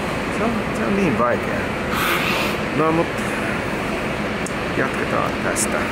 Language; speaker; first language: Finnish; non-native, learner; English